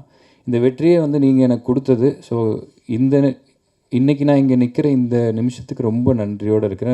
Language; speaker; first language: Tamil; native; Tamil